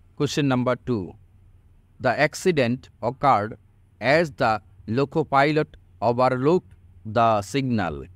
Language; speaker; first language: English; non-native, local second language; Bangla